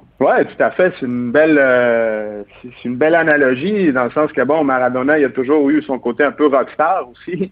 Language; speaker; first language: French; early bilingual, other home language; Spanish